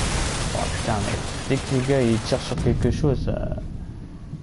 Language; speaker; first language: French; native; French